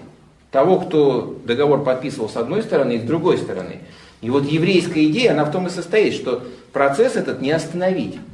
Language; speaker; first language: Russian; native; Russian